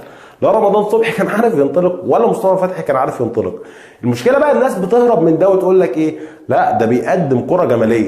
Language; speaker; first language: Arabic; native; Arabic